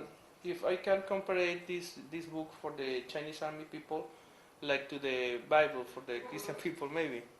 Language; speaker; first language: English; non-native, learner; Spanish